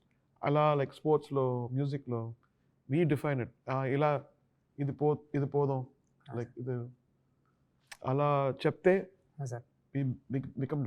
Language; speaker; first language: Telugu; non-native, local second language; Tamil